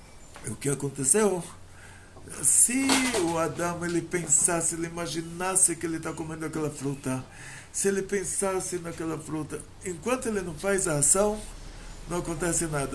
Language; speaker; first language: Portuguese; native; Portuguese